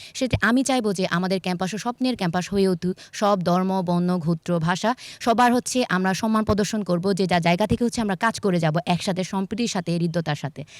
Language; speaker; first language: Bangla; non-native, local second language; Chakma